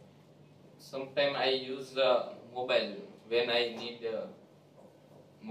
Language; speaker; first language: English; non-native, learner; Gujarati